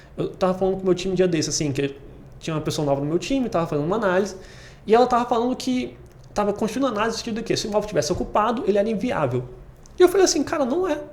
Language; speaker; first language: Portuguese; native; Portuguese